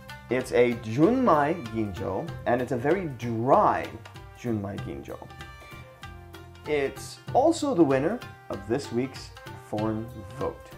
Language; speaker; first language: English; native; English